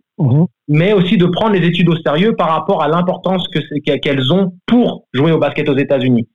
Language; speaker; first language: French; native; French